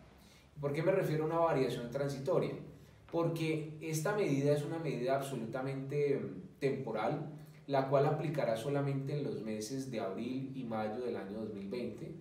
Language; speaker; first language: Spanish; native; Spanish